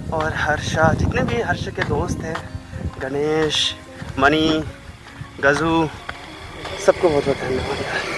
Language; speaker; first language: Hindi; native; Hindi